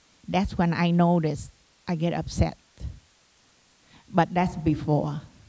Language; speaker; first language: English; non-native, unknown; Vietnamese